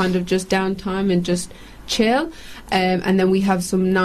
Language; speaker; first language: English; native; English